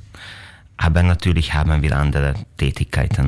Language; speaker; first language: German; non-native, fluent; Hungarian